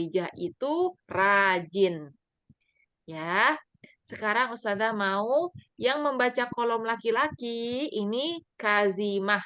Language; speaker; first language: Indonesian; native; Indonesian